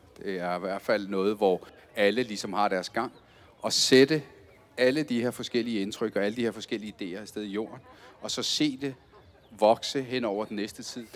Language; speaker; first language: Danish; early bilingual, other home language; Italian